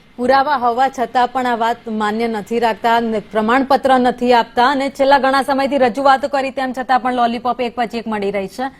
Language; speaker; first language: Gujarati; native; Gujarati